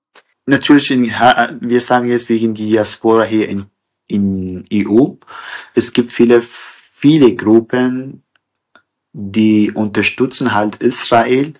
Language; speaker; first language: German; non-native, learner; Kurdish